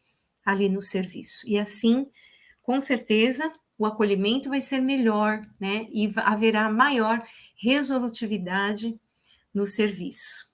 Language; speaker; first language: Portuguese; native; Portuguese